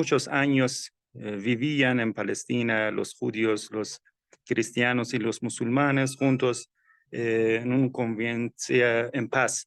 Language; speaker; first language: Spanish; non-native, fluent; Persian